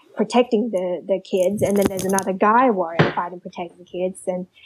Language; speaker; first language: English; early bilingual, other home language; Chinese